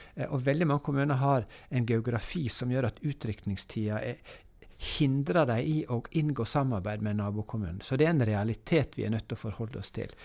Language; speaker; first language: Norwegian; native; Norwegian